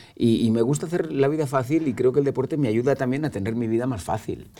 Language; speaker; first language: Spanish; native; Spanish